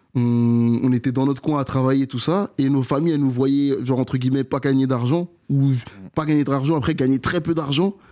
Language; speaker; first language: French; native; French